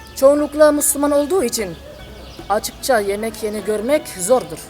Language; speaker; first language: Turkish; non-native, fluent; Indonesian